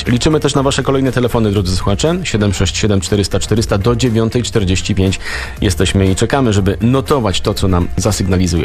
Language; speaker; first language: Polish; native; Polish